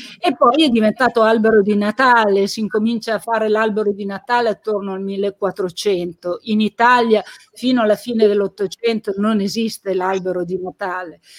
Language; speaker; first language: Italian; native; Italian